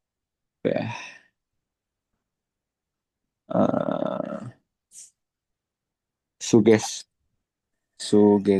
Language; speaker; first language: English; non-native, learner; Indonesian